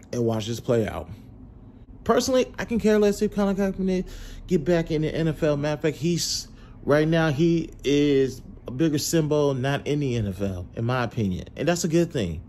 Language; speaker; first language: English; native; English